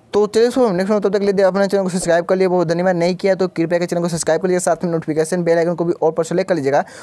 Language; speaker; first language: Hindi; native; Hindi